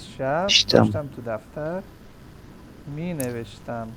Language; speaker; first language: Persian; non-native, fluent; Urdu